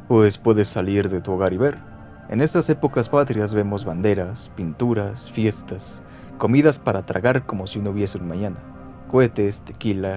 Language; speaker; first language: Spanish; native; Spanish